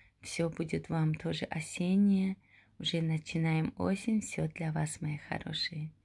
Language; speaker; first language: Russian; non-native, local second language; Tajik